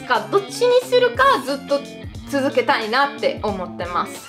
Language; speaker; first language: Japanese; non-native, fluent; Italian